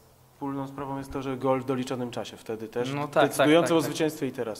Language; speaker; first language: Polish; native; Polish